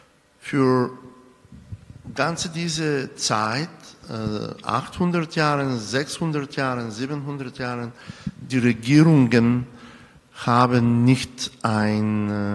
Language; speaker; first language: German; non-native, fluent; Bulgarian